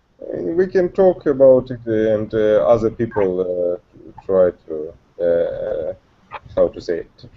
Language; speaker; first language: English; non-native, learner; Russian